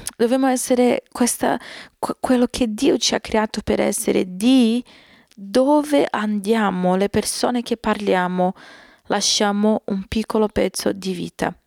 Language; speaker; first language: Italian; non-native, fluent; Portuguese